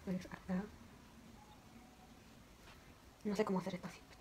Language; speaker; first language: Spanish; early bilingual, heritage; English